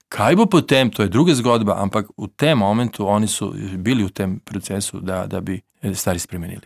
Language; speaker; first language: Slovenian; non-native, learner; Serbian